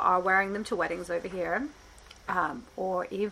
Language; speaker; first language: English; native; English